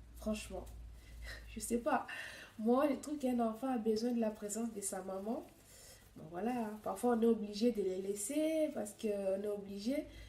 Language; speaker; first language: French; non-native, local second language; Swahili